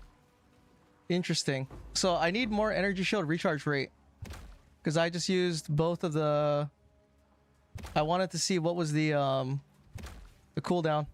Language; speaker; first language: English; native; English